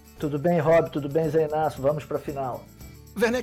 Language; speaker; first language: Portuguese; native; Portuguese